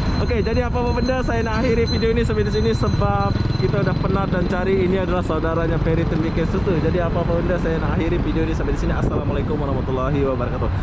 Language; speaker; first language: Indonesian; non-native, local second language; Sasak